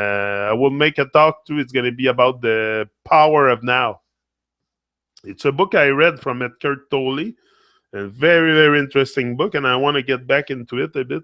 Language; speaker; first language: English; non-native, fluent; French